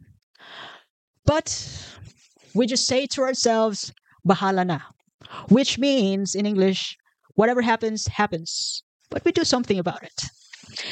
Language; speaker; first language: English; non-native, local second language; Filipino